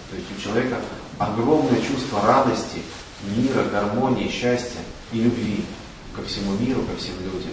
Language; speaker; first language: Russian; native; Russian